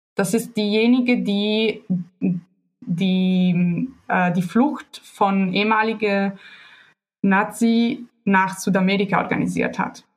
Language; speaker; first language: German; non-native, fluent; Italian